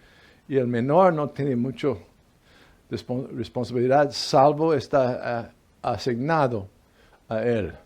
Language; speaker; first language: Spanish; non-native, fluent; English